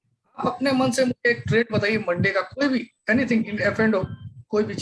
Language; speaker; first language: Hindi; native; Hindi